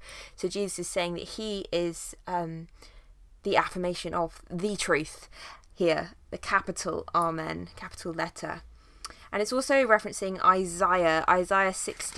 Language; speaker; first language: English; native; English